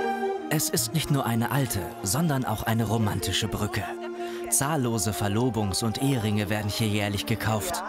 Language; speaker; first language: German; native; German